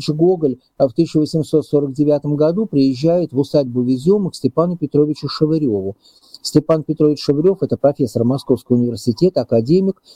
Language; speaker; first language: Russian; native; Russian